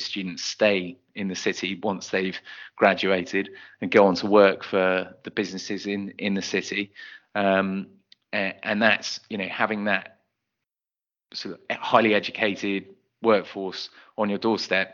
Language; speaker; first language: English; native; English